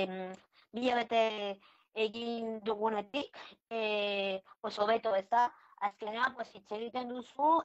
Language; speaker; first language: Basque; non-native, local second language; Spanish